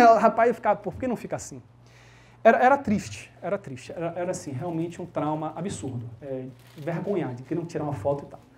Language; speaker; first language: Portuguese; early bilingual, heritage; Portuguese